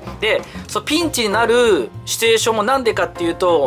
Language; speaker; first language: Japanese; native; Japanese